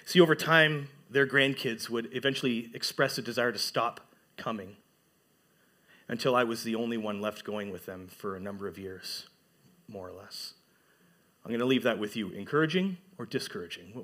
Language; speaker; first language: English; native; English